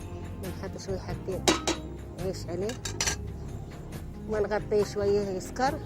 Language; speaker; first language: Arabic; native; Arabic